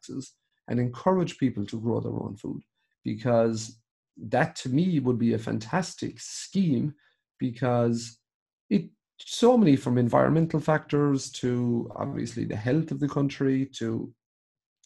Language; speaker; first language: English; native; English